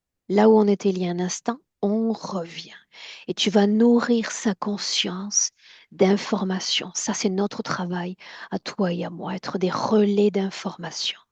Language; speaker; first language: French; native; French